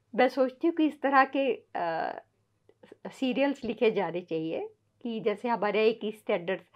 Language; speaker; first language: Hindi; native; Hindi